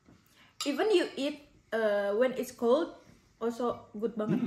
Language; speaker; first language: English; non-native, learner; Indonesian